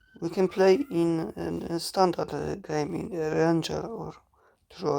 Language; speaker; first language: English; non-native, learner; Polish